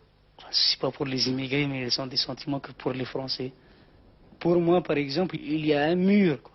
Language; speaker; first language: French; non-native, local second language; Arabic